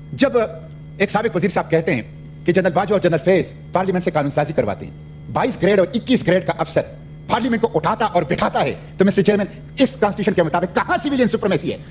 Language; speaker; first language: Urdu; non-native, local second language; Pashto